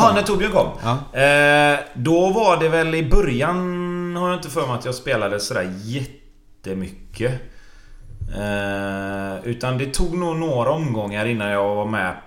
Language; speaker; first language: Swedish; native; Swedish